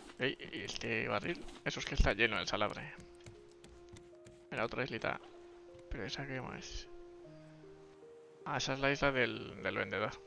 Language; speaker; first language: Spanish; native; Spanish